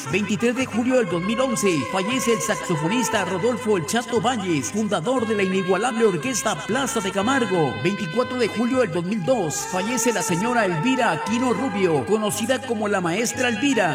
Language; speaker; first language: Spanish; native; Spanish